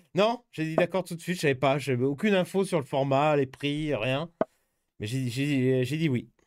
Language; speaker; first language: French; native; French